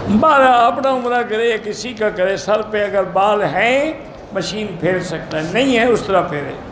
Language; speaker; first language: Urdu; non-native, local second language; Punjabi